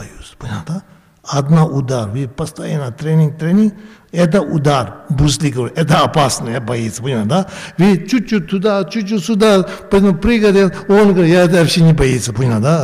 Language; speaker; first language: Russian; non-native, learner; Tibetan